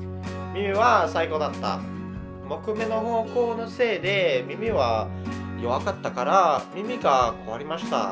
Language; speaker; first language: Japanese; non-native, learner; English